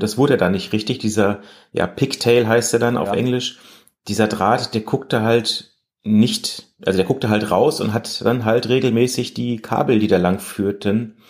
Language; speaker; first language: German; native; German